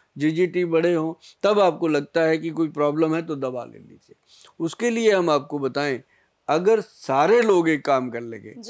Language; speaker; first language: Hindi; native; Hindi